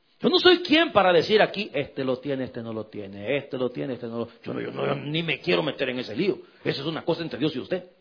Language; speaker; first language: Spanish; native; Spanish